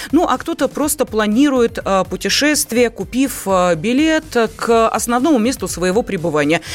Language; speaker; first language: Russian; native; Russian